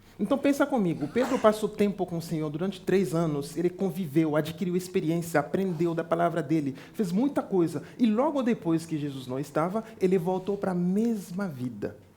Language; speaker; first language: Portuguese; non-native, fluent; French